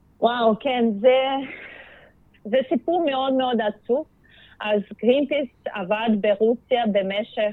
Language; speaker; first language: Hebrew; non-native, fluent; Russian